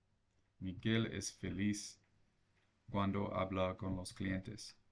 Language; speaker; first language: Spanish; non-native, learner; English